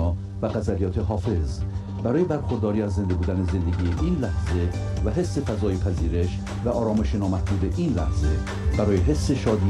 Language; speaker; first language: Persian; native; Persian